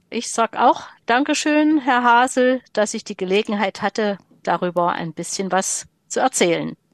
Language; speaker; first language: German; native; German